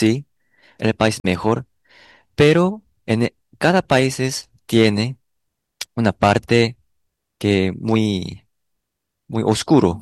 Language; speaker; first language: Spanish; non-native, learner; Korean